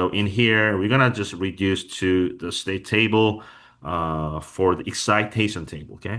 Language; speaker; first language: English; non-native, fluent; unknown